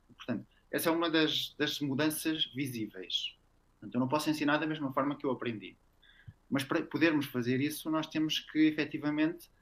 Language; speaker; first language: Portuguese; native; Portuguese